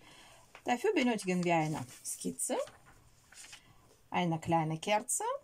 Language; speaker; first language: German; non-native, learner; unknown